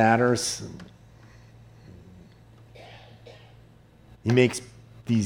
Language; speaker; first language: English; native; English